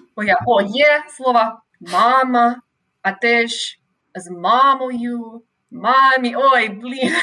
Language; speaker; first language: Ukrainian; non-native, fluent; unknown